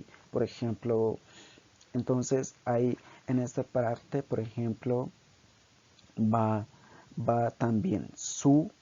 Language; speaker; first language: Spanish; non-native, local second language; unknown